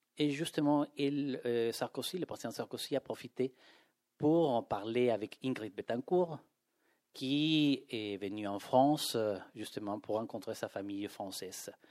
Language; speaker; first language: French; non-native, fluent; Spanish